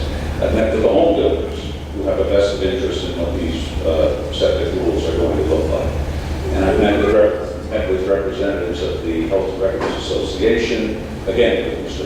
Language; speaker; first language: English; native; English